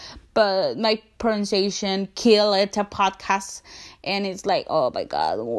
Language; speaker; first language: English; non-native, learner; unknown